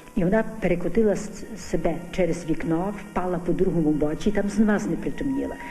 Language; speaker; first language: Ukrainian; native; Ukrainian